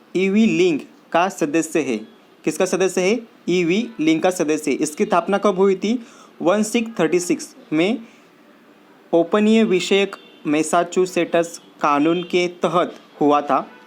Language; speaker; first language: Hindi; non-native, local second language; Marathi